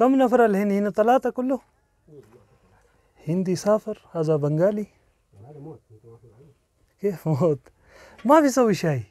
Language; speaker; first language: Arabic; non-native, learner; Urdu